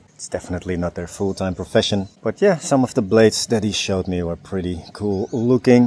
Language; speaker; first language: English; non-native, fluent; Dutch